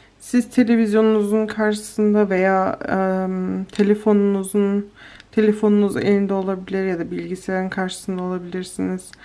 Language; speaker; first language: Turkish; early bilingual, heritage; Turkish